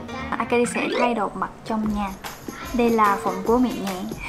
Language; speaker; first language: Vietnamese; non-native, fluent; Japanese